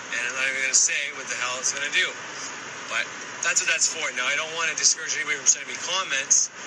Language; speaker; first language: English; native; English